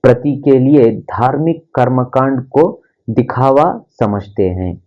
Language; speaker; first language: Hindi; non-native, local second language; Kannada